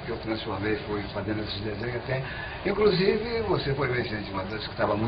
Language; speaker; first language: Portuguese; native; Portuguese